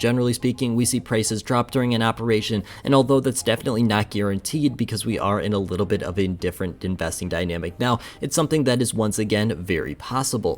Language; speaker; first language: English; native; English